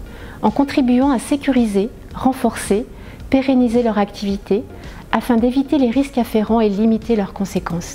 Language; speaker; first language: French; native; French